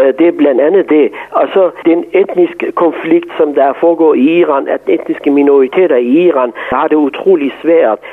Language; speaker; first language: Danish; non-native, fluent; Persian